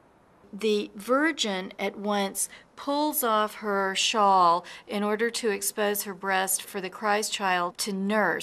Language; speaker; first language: English; native; English